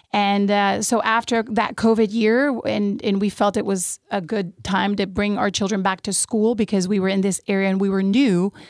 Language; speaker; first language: English; early bilingual, other home language; Spanish